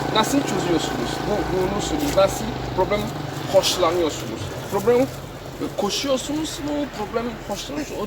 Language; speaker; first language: Turkish; non-native, learner; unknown